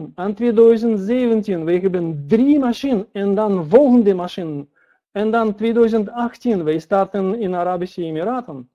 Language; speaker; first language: Dutch; non-native, learner; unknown